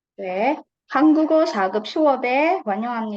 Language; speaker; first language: Korean; non-native, fluent; Indonesian